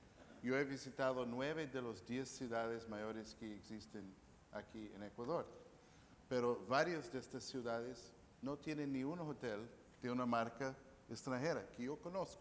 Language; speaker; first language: Spanish; non-native, fluent; English